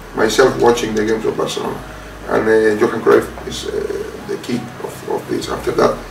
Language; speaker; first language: English; non-native, fluent; Spanish